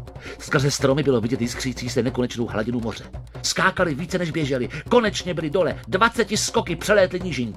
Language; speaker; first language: Czech; native; Czech